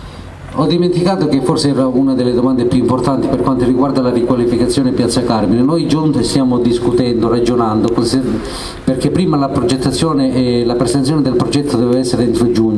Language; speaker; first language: Italian; native; Italian